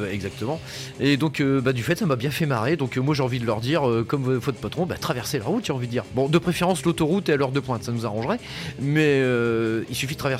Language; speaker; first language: French; native; French